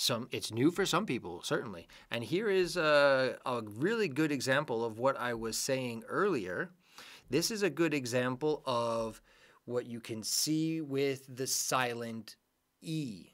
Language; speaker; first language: English; native; English